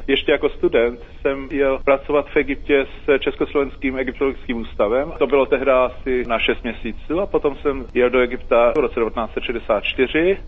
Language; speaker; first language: Czech; native; Czech